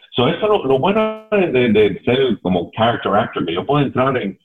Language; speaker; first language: Spanish; early bilingual, heritage; Spanish